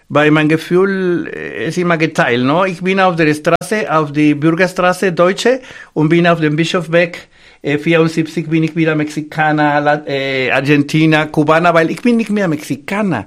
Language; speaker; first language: German; non-native, fluent; Spanish